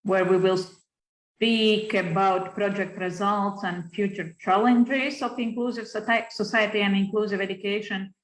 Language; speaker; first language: English; non-native, fluent; Latvian